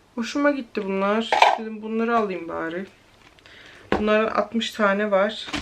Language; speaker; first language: Turkish; early bilingual, heritage; Turkish